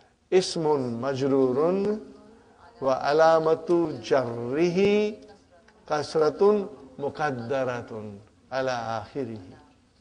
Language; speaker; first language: Arabic; non-native, fluent; Urdu